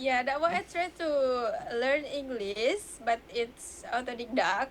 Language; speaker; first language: English; non-native, learner; Indonesian